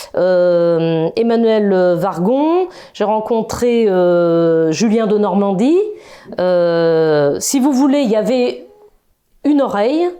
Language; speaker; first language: French; native; French